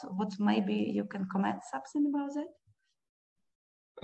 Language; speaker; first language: English; non-native, learner; Ukrainian